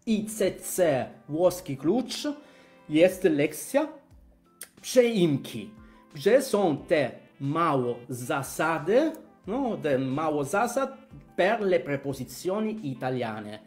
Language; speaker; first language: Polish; non-native, fluent; Italian